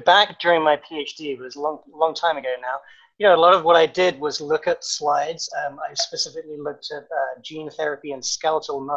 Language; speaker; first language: English; native; English